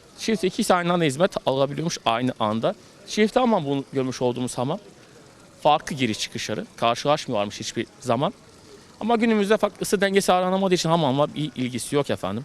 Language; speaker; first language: Turkish; native; Turkish